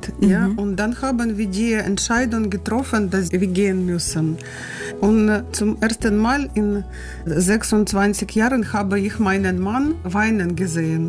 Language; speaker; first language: German; non-native, learner; Ukrainian